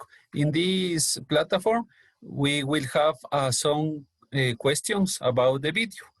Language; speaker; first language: English; non-native, learner; Spanish